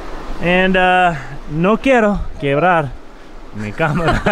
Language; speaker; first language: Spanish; non-native, learner; English